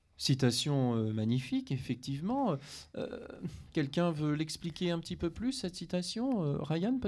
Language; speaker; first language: French; native; French